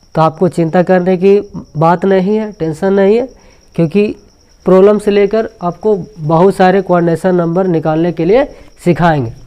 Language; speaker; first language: Hindi; native; Hindi